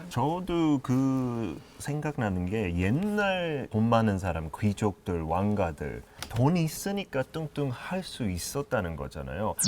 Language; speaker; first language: Korean; non-native, fluent; English